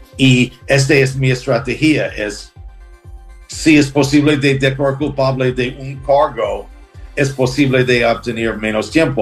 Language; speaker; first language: Spanish; non-native, learner; English